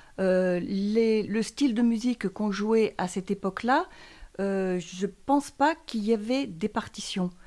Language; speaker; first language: French; native; French